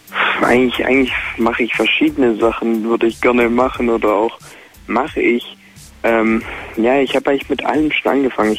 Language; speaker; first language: German; native; German